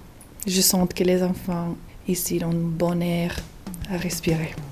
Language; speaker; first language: French; non-native, fluent; Italian